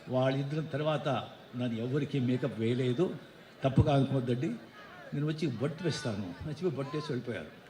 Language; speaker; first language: Telugu; non-native, fluent; Marathi